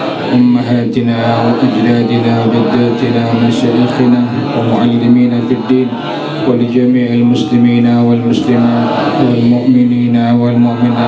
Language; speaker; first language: Arabic; non-native, fluent; Indonesian